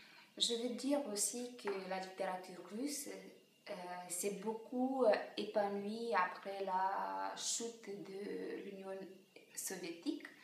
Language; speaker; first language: French; non-native, fluent; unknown